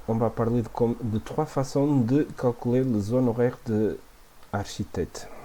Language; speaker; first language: French; non-native, fluent; Portuguese